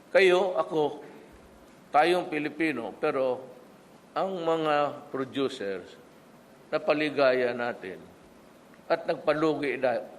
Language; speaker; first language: Filipino; non-native, local second language; Cebuano